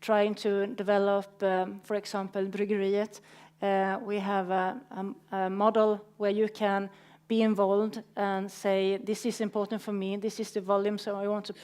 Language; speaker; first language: English; non-native, fluent; Swedish